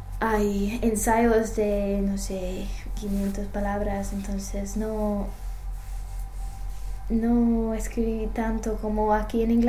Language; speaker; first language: Spanish; non-native, learner; English